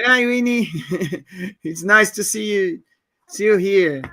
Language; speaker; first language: English; non-native, fluent; Portuguese